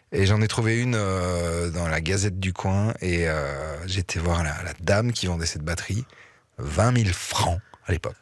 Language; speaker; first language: French; native; French